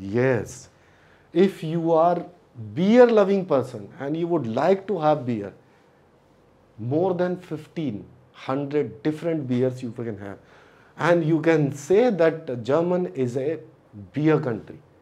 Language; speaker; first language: English; non-native, local second language; Hindi